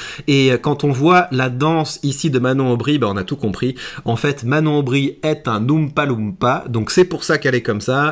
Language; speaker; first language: French; native; French